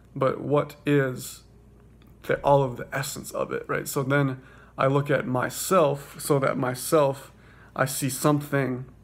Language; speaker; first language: English; native; English